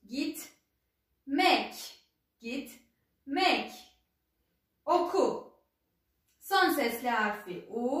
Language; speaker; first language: Turkish; non-native, fluent; Persian